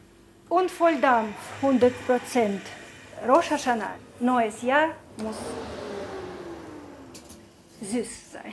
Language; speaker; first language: German; non-native, fluent; Russian